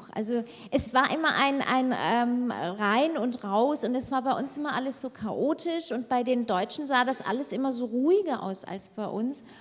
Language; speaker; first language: German; early bilingual, other home language; Turkish